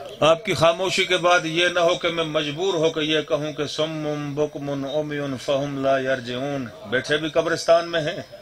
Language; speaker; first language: Urdu; non-native, local second language; Sindhi